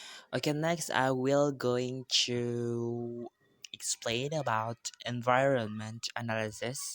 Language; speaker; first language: English; non-native, learner; Indonesian